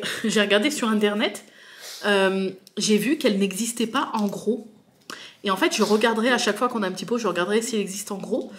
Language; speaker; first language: French; native; French